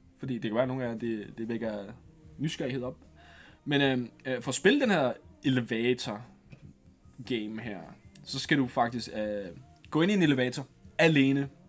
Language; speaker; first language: Danish; native; Danish